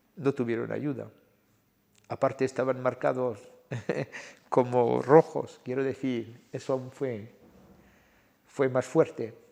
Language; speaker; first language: Spanish; early bilingual, heritage; Spanish